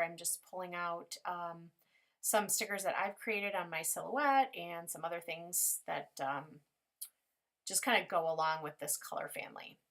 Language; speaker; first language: English; native; English